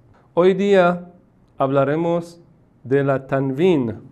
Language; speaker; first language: Spanish; non-native, fluent; Persian